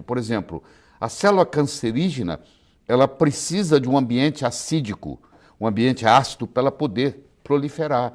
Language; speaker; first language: Portuguese; native; Portuguese